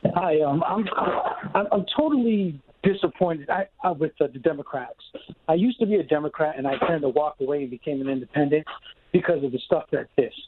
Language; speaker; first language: English; native; English